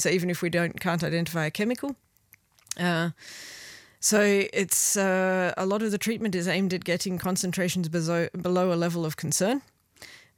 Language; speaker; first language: English; native; English